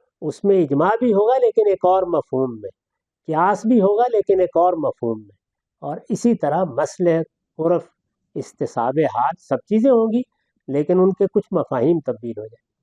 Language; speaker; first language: Urdu; non-native, local second language; Punjabi